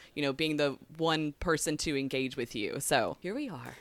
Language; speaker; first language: English; native; English